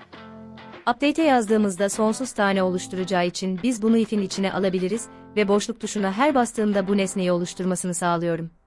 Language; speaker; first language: Turkish; native; Turkish